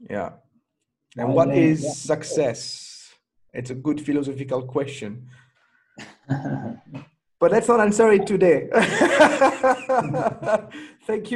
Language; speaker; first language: English; non-native, fluent; French